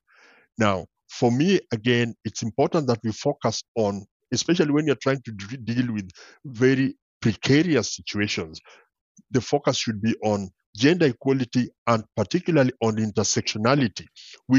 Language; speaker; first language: English; non-native, local second language; Luo (Kenya and Tanzania)